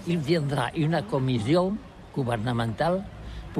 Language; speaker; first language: French; non-native, learner; Catalan